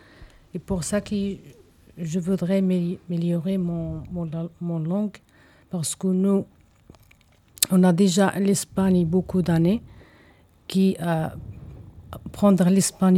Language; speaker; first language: French; non-native, learner; Arabic